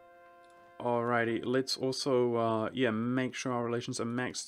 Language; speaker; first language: English; native; English